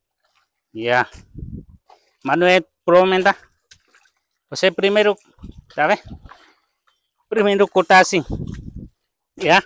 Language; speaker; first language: Portuguese; non-native, learner; Vietnamese